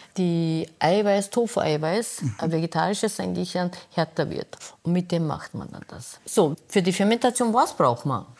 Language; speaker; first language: German; non-native, fluent; Korean